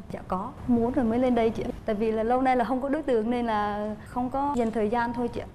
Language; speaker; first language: Vietnamese; native; Vietnamese